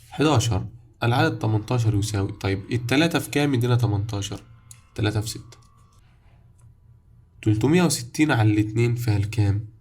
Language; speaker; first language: Arabic; native; Arabic